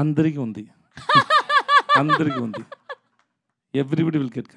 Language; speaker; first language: Telugu; non-native, learner; Tamil